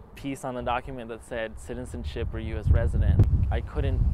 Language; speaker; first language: English; early bilingual, other home language; Spanish